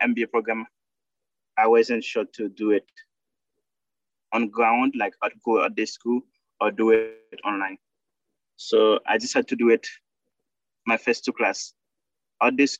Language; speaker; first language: English; non-native, learner; Haitian Creole